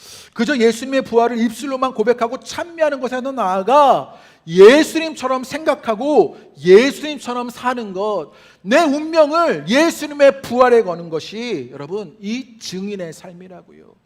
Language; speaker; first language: Korean; native; Korean